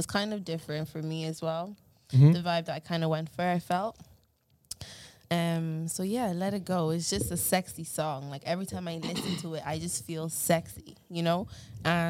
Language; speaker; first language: English; native; English